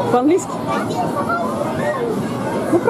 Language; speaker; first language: Russian; native; Russian